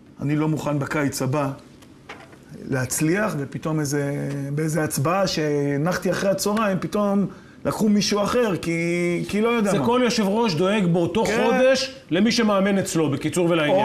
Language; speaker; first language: Hebrew; native; Hebrew